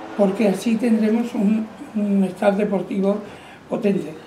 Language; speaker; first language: Spanish; non-native, local second language; Catalan